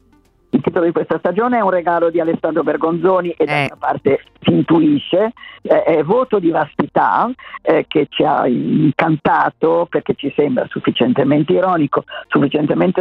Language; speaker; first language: Italian; native; Italian